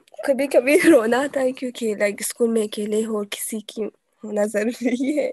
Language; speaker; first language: Hindi; early bilingual, heritage; Urdu